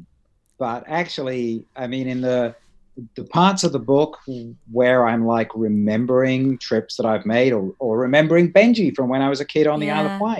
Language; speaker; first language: English; native; English